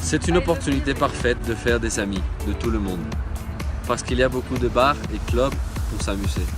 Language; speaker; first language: French; non-native, learner; Spanish